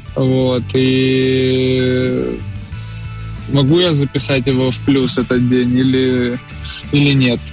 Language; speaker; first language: Russian; native; Russian